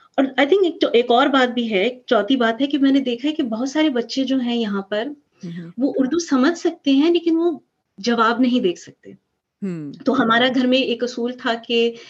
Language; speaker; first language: Urdu; early bilingual, heritage; Urdu